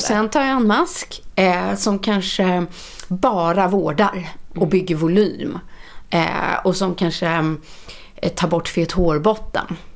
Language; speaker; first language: Swedish; native; Swedish